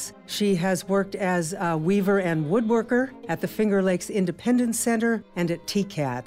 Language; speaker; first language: English; native; English